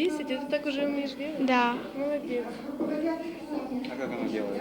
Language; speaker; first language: Russian; native; Russian